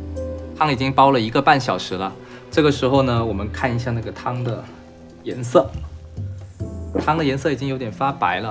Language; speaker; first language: Chinese; native; Chinese